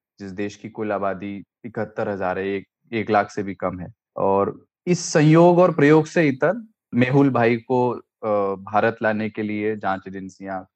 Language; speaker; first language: Hindi; native; Hindi